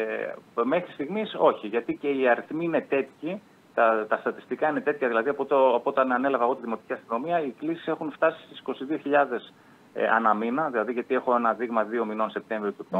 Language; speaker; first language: Greek; native; Greek